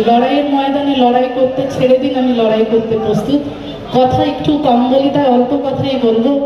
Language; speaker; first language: Bangla; non-native, local second language; Santali